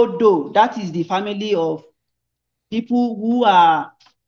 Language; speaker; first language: English; non-native, local second language; Yoruba